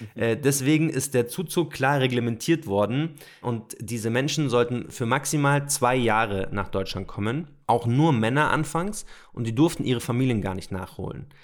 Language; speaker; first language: German; native; German